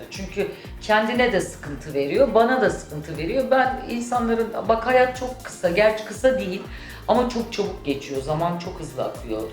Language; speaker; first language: Turkish; native; Turkish